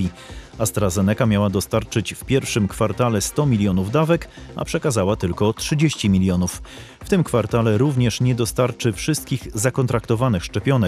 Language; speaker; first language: Polish; native; Polish